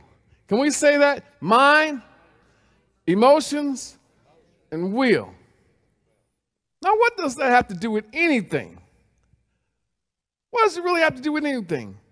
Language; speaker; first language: English; native; English